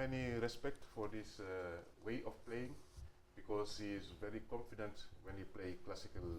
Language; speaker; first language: English; non-native, learner; Wolof